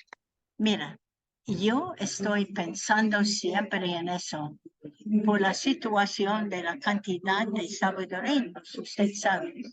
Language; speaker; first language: Spanish; non-native, learner; English